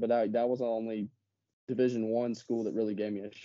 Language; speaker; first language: English; native; English